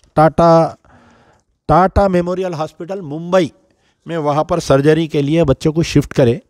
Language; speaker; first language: Hindi; non-native, local second language; Urdu